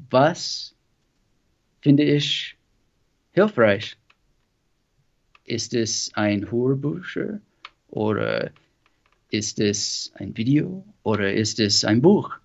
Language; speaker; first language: German; non-native, learner; English